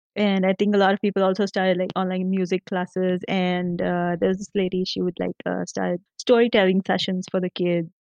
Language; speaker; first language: English; non-native, local second language; Marathi